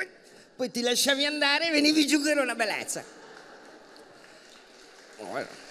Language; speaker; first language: Italian; native; Italian